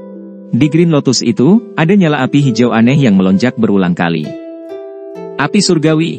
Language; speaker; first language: Indonesian; native; Indonesian